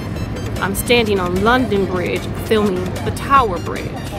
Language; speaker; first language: English; native; English